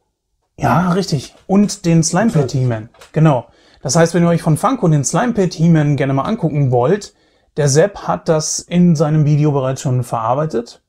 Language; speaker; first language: German; native; German